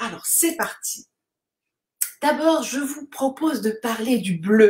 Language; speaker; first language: French; native; French